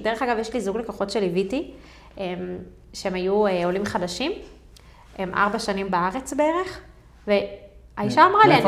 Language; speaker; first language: Hebrew; native; Hebrew